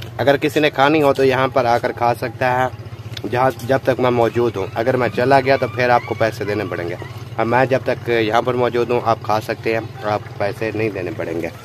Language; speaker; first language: Urdu; non-native, local second language; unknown